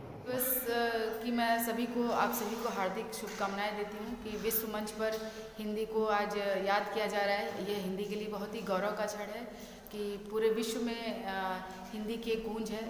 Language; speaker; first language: Hindi; native; Hindi